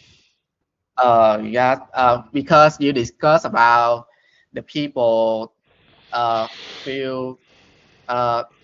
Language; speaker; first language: English; non-native, learner; Vietnamese